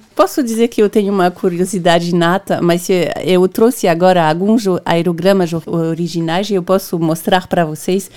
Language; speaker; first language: Portuguese; non-native, fluent; French